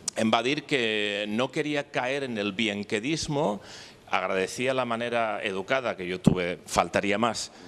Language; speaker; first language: Spanish; non-native, local second language; Catalan